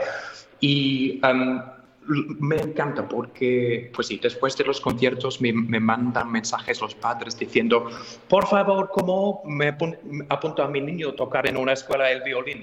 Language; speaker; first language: Spanish; non-native, fluent; English